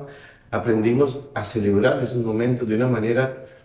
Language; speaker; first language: Spanish; native; Spanish